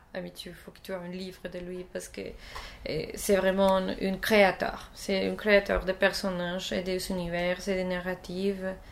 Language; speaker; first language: French; non-native, fluent; Spanish